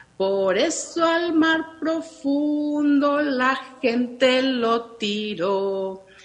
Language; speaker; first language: Spanish; native; Spanish